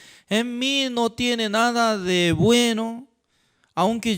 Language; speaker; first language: Spanish; non-native, fluent; Korean